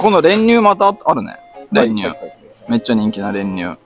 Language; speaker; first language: Japanese; native; Japanese